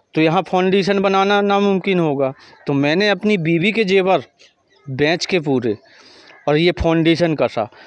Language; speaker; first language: Hindi; native; Hindi